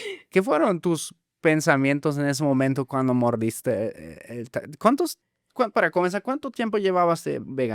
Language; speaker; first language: Spanish; non-native, fluent; German